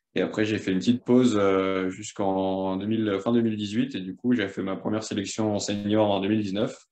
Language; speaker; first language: French; native; French